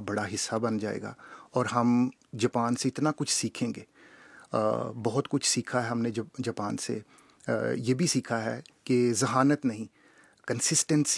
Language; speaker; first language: Urdu; native; Urdu